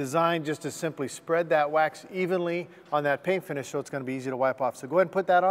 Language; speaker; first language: English; native; English